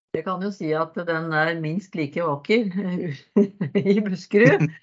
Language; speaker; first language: Norwegian; native; Norwegian